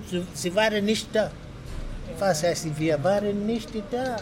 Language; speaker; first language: German; non-native, fluent; Swahili